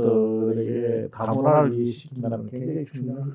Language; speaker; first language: Korean; native; Korean